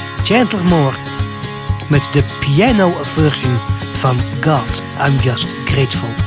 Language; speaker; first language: Dutch; native; Dutch